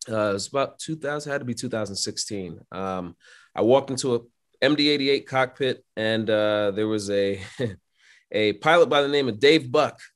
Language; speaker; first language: English; native; English